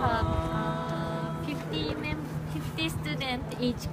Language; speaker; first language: English; non-native, learner; Japanese